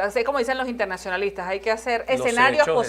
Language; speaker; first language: Spanish; native; Spanish